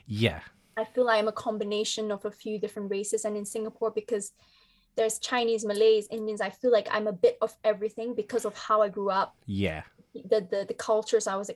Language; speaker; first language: English; native; English